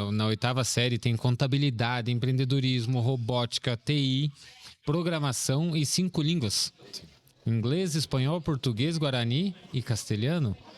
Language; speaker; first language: Portuguese; native; Portuguese